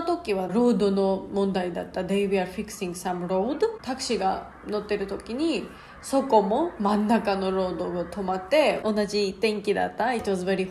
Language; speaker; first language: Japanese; non-native, learner; Georgian